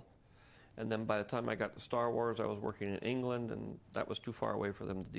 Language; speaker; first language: English; native; English